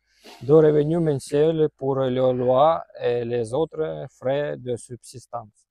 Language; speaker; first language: French; non-native, learner; Russian